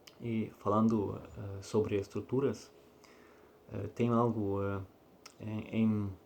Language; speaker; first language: Portuguese; non-native, learner; Russian